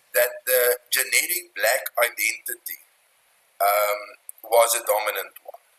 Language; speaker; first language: English; non-native, local second language; Afrikaans